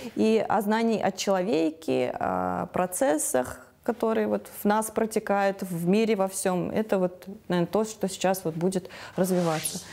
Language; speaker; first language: Russian; native; Russian